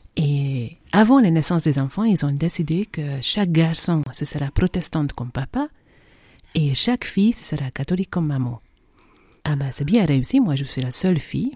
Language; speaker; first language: French; non-native, fluent; Hungarian